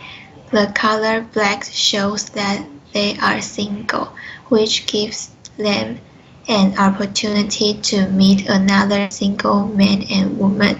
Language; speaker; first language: English; non-native, learner; Chinese